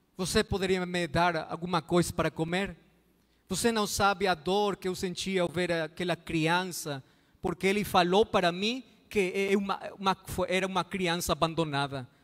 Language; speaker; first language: Portuguese; non-native, fluent; Spanish